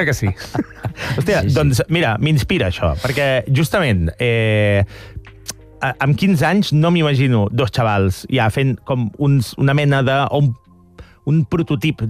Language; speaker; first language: Catalan; native; Catalan